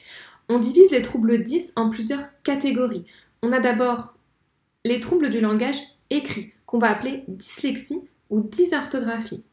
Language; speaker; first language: French; native; French